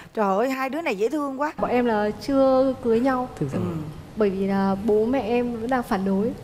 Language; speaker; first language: Vietnamese; native; Vietnamese